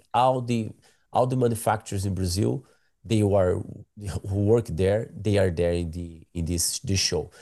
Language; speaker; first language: English; non-native, learner; Portuguese